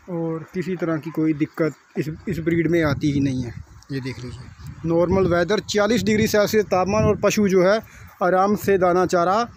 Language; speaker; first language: Hindi; non-native, local second language; Punjabi